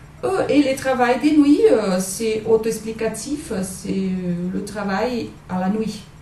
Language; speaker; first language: French; non-native, learner; Portuguese